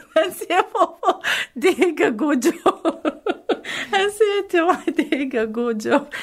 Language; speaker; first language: Danish; non-native, learner; Arabic